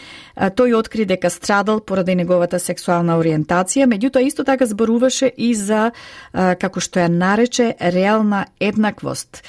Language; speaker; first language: Macedonian; native; Macedonian